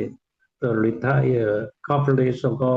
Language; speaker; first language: English; non-native, learner; Korean